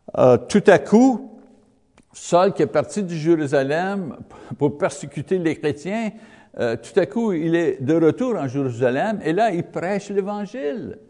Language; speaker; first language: French; non-native, learner; English